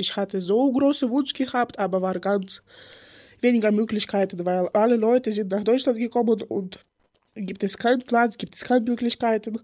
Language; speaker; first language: German; non-native, learner; Ukrainian